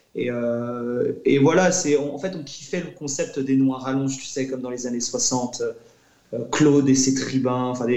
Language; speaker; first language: French; native; French